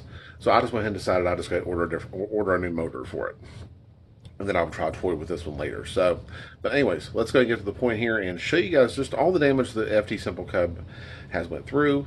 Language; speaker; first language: English; native; English